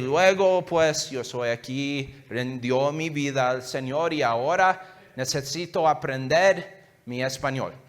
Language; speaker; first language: Spanish; early bilingual, heritage; English